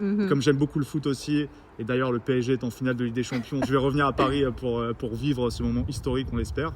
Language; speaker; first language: French; native; French